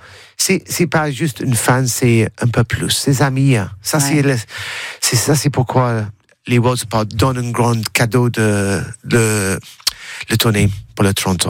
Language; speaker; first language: French; non-native, learner; English